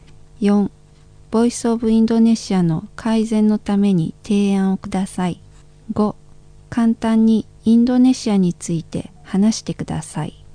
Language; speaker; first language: Japanese; non-native, fluent; Indonesian